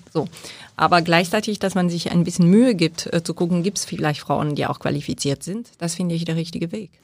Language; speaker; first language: German; non-native, fluent; French